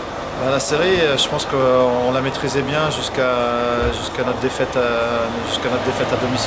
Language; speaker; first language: French; native; French